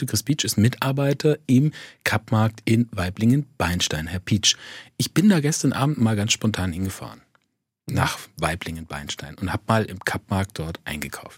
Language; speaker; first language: German; native; German